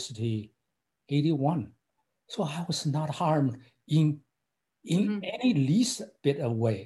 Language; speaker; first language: English; non-native, fluent; Chinese